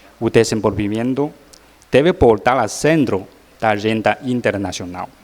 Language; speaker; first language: Portuguese; non-native, learner; Chinese